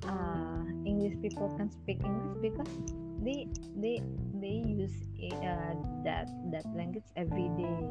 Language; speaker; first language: English; non-native, learner; Indonesian